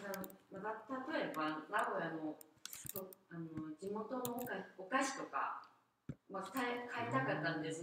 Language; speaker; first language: Japanese; non-native, fluent; Korean